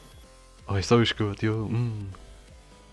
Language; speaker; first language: German; native; German